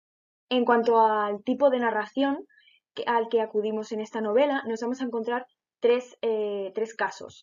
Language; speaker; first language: Spanish; native; Spanish